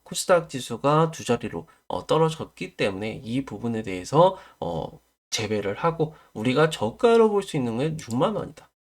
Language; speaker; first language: Korean; native; Korean